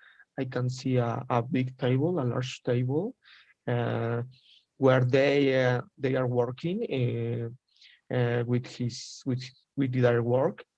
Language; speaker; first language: English; non-native, learner; Spanish